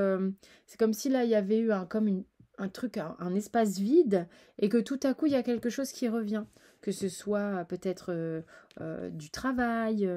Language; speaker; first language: French; native; French